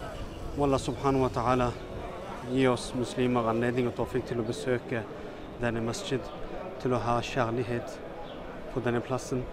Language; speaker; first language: Norwegian; early bilingual, other home language; Urdu